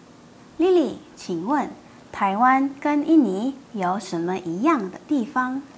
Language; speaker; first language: Chinese; non-native, fluent; Indonesian